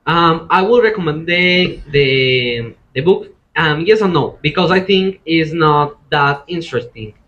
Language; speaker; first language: English; non-native, learner; Spanish